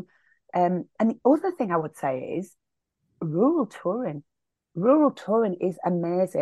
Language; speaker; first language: English; native; English